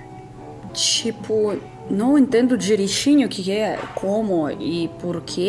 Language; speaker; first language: Portuguese; non-native, fluent; Russian